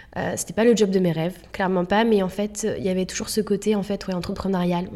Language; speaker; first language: French; native; French